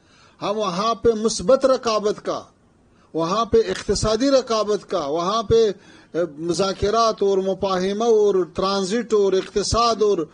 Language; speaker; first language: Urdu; non-native, fluent; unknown